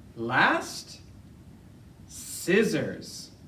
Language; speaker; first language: English; native; English